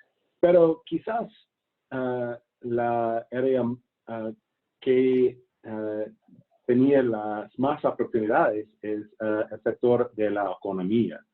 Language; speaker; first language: Spanish; non-native, fluent; English